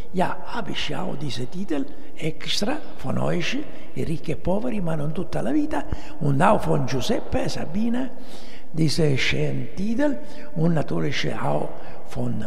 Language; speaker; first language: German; non-native, learner; Italian